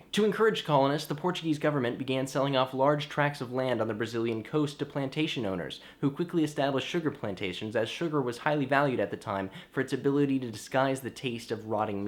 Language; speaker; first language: English; native; English